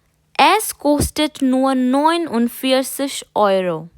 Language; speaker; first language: German; non-native, fluent; Hindi